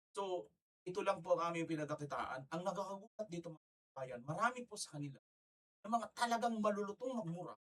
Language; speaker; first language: Filipino; non-native, local second language; Waray